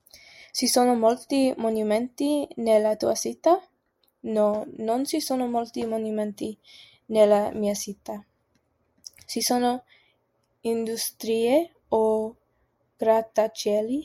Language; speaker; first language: Italian; non-native, learner; English